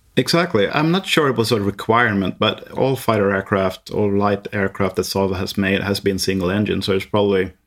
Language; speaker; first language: English; non-native, fluent; Swedish